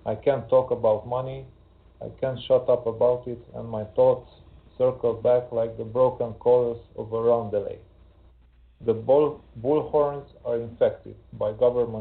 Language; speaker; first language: English; non-native, fluent; Hungarian